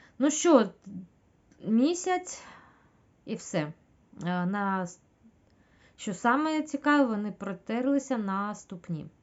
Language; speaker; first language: Ukrainian; non-native, local second language; Russian